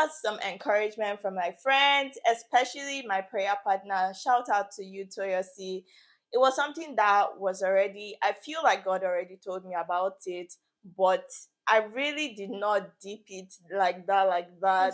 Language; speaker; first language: English; non-native, local second language; Yoruba